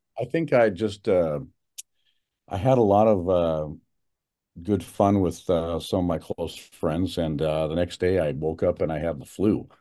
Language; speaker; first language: English; native; English